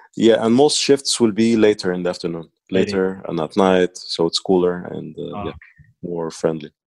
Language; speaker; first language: English; non-native, fluent; Arabic